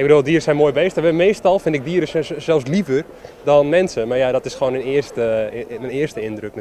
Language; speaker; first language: Dutch; native; Dutch